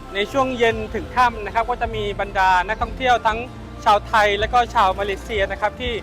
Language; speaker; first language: Thai; native; Thai